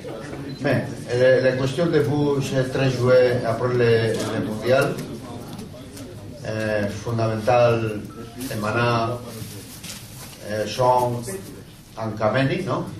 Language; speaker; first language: French; non-native, learner; Spanish